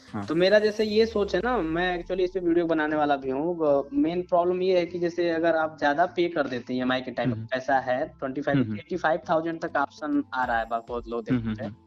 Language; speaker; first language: Hindi; native; Hindi